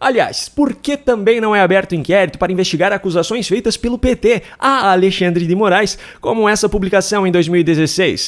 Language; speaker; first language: Portuguese; native; Portuguese